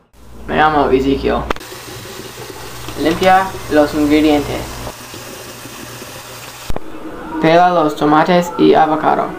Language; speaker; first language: Spanish; non-native, learner; English